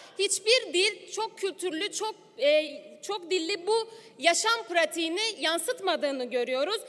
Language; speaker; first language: Turkish; non-native, local second language; Kurdish